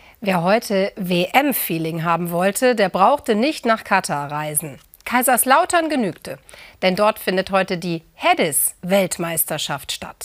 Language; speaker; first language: German; native; German